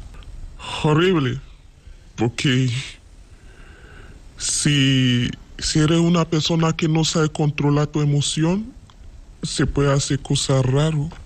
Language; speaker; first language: Spanish; non-native, learner; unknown